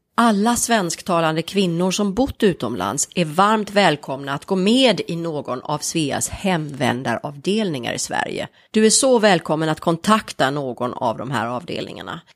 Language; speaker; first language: Swedish; native; Swedish